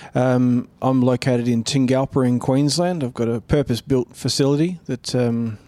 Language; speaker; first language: English; native; English